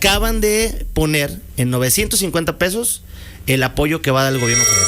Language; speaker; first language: Spanish; native; Spanish